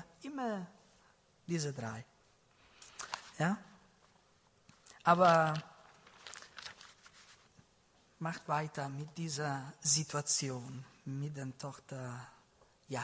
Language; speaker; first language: German; non-native, learner; Italian